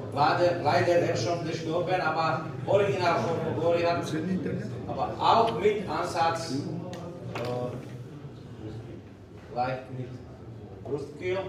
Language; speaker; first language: German; non-native, learner; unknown